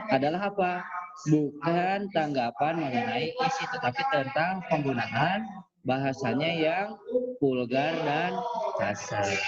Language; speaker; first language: Indonesian; native; Indonesian